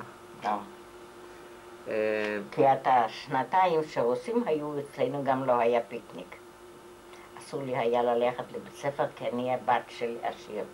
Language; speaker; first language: Hebrew; non-native, fluent; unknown